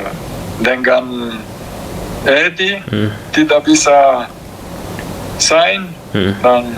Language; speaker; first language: Indonesian; non-native, learner; Romanian